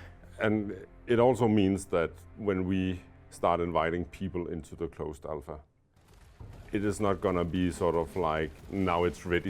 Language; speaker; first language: English; non-native, fluent; Danish